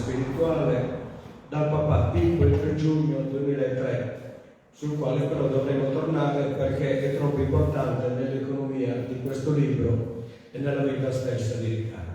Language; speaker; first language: Italian; native; Italian